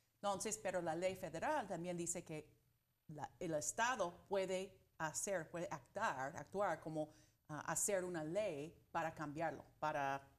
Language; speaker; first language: Spanish; non-native, fluent; English